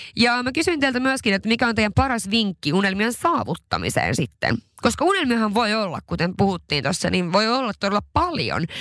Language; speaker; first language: Finnish; non-native, local second language; Swedish